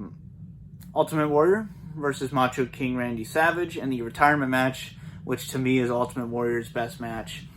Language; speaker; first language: English; native; English